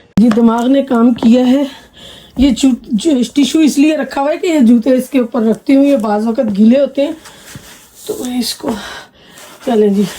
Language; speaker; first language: Urdu; native; Urdu